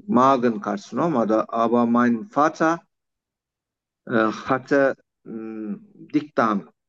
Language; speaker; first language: German; non-native, learner; Turkish